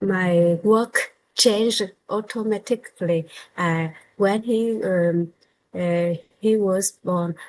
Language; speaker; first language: English; non-native, learner; Vietnamese